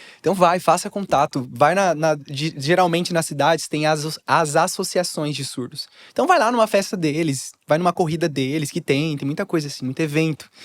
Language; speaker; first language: Portuguese; native; Portuguese